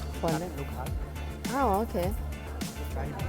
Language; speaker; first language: German; non-native, learner; Thai